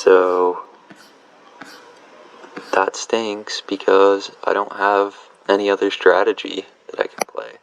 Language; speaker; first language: English; native; English